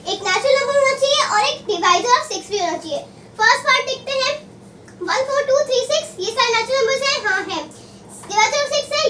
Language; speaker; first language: Hindi; native; Hindi